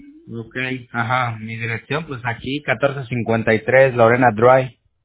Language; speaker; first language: Spanish; native; Spanish